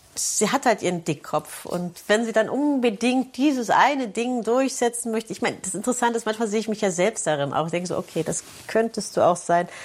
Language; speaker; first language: German; native; German